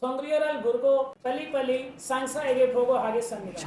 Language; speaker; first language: Korean; non-native, learner; Urdu